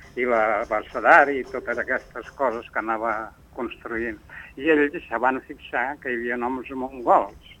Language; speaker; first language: Catalan; non-native, local second language; Spanish